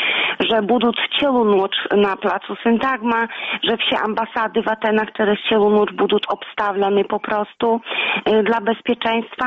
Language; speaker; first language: Polish; non-native, local second language; Belarusian